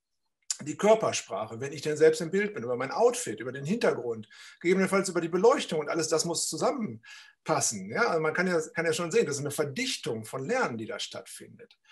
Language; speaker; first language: German; native; German